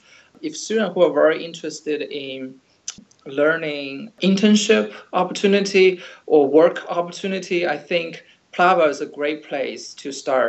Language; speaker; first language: English; non-native, fluent; Chinese